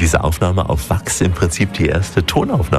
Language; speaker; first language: German; native; German